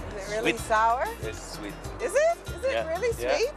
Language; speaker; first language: English; non-native, learner; Spanish